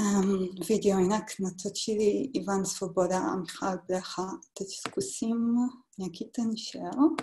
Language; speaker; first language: Czech; non-native, fluent; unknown